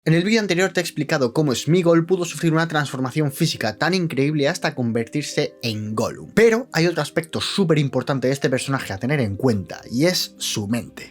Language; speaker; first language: Spanish; native; Spanish